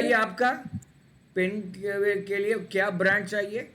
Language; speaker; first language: Hindi; non-native, local second language; Tamil